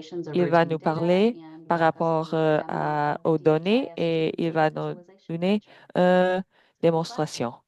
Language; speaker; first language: French; non-native, fluent; English